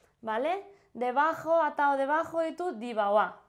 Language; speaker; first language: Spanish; non-native, fluent; Indonesian